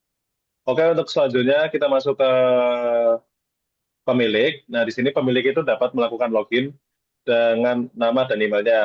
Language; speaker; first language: Indonesian; native; Indonesian